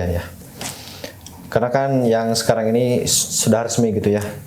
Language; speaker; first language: Indonesian; native; Indonesian